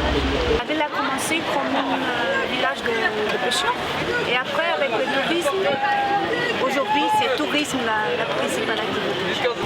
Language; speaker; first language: French; non-native, fluent; Portuguese